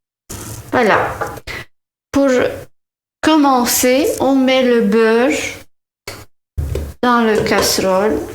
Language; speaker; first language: French; non-native, fluent; Turkish